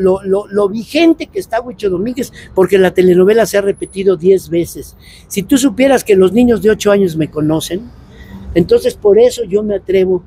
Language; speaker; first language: Spanish; native; Spanish